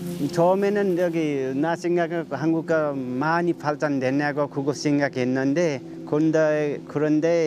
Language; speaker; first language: Korean; non-native, learner; Nepali